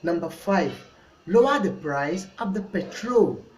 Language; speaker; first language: English; non-native, local second language; Yoruba